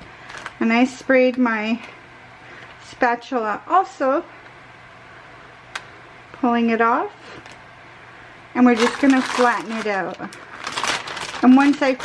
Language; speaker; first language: English; native; English